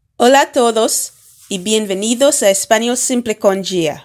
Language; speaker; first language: Spanish; non-native, fluent; English